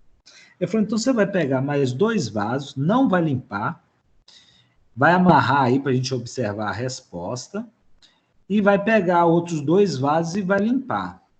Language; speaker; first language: Portuguese; native; Portuguese